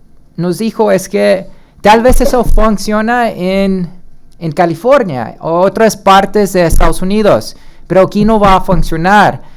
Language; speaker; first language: Spanish; early bilingual, heritage; Spanish